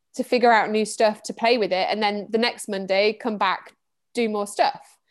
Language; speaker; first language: English; native; English